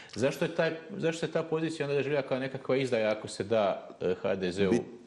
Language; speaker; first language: Bosnian; native; Bosnian